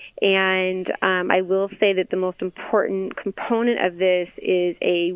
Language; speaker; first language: English; native; English